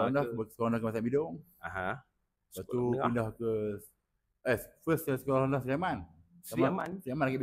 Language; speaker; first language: Malay; native; Malay